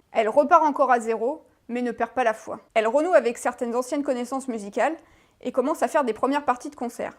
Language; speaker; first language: French; native; French